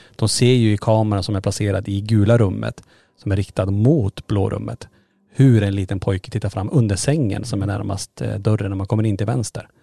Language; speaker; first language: Swedish; native; Swedish